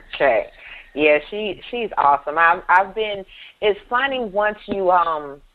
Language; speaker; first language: English; native; English